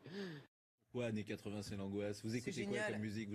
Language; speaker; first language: French; native; French